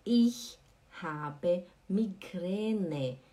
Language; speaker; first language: German; non-native, fluent; Portuguese